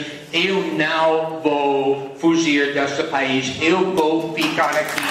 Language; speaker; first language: Portuguese; non-native, learner; English